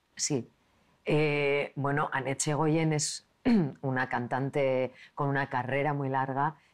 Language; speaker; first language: Spanish; non-native, local second language; Basque